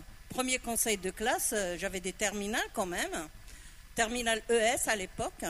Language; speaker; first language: French; non-native, local second language; Arabic